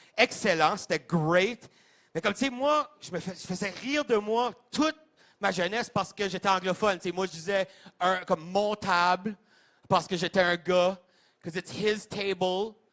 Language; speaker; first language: French; non-native, local second language; English